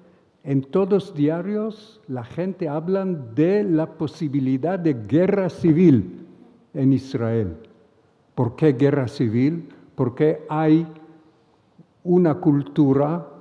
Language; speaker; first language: Spanish; non-native, fluent; Hebrew